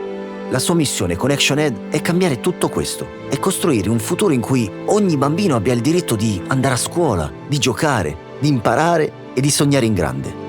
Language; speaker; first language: Italian; native; Italian